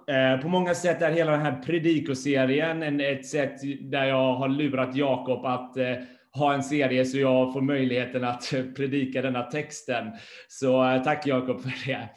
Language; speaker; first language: Swedish; non-native, fluent; English